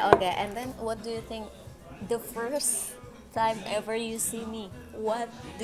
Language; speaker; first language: English; non-native, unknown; Indonesian